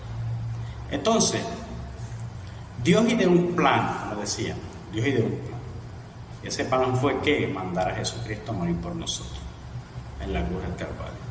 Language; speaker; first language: Spanish; native; Spanish